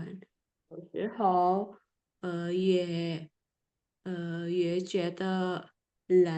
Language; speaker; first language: Chinese; non-native, learner; Indonesian